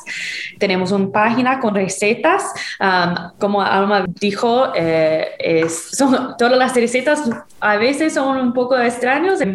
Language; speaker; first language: Spanish; non-native, fluent; English